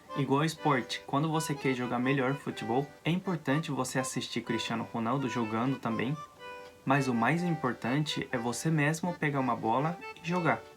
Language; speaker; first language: Portuguese; non-native, fluent; Japanese